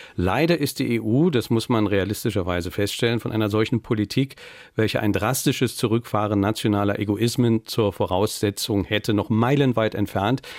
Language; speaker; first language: German; native; German